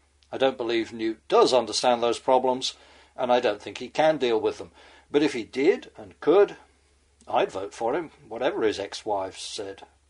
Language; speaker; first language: English; native; English